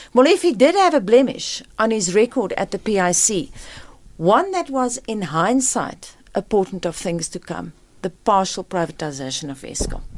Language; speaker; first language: English; non-native, local second language; Afrikaans